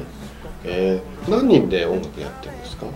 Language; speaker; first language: Japanese; native; Japanese